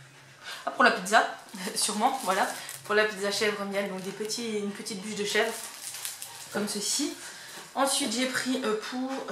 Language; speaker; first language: French; native; French